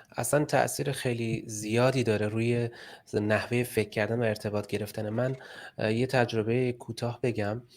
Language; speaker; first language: Persian; native; Persian